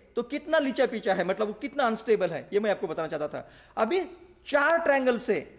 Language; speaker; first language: Hindi; non-native, local second language; Marathi